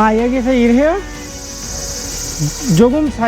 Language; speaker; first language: Korean; non-native, learner; Bangla